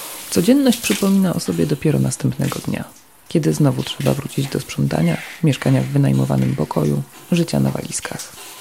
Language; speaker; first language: Polish; native; Polish